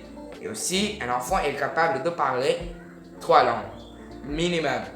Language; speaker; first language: French; non-native, learner; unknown